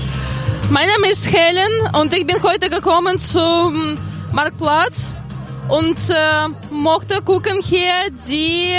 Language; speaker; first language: German; non-native, learner; Ukrainian